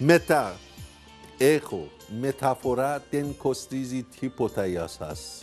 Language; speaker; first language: Greek; non-native, learner; Persian